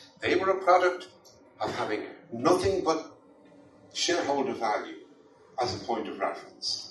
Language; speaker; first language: English; native; English